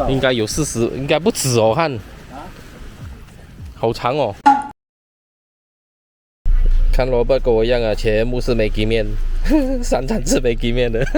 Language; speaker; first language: Chinese; native; Chinese